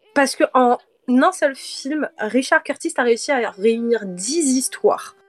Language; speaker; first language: French; early bilingual, heritage; French